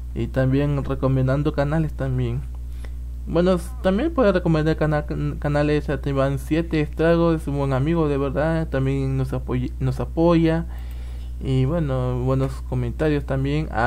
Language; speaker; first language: Spanish; native; Spanish